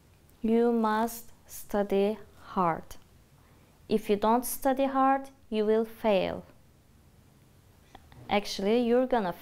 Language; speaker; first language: English; non-native, fluent; Turkish